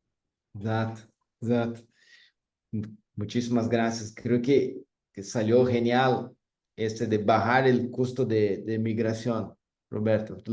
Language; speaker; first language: Spanish; non-native, fluent; Portuguese